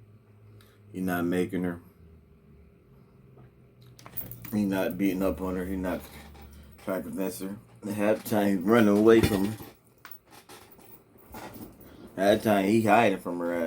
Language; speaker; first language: English; native; English